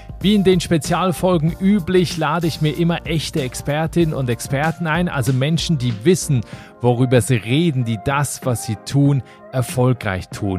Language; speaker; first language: German; native; German